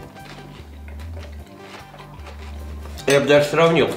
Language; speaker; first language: Russian; native; Russian